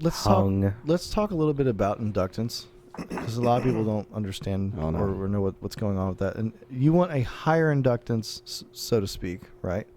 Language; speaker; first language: English; native; English